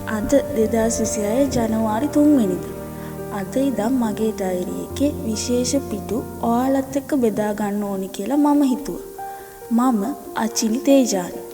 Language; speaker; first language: Sinhala; native; Sinhala